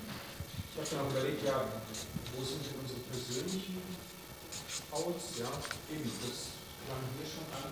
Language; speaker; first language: German; native; German